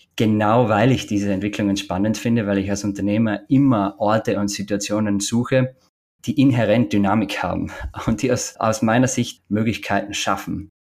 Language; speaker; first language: German; native; German